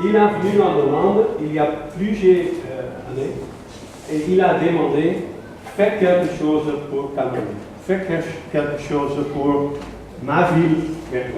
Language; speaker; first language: French; non-native, learner; Dutch